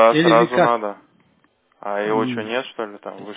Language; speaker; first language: Russian; native; Russian